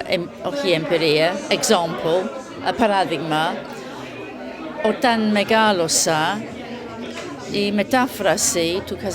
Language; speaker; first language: Greek; non-native, learner; English